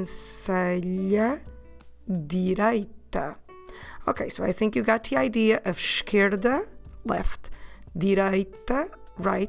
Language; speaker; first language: English; non-native, fluent; Portuguese